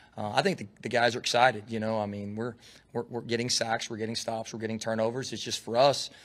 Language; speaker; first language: English; native; English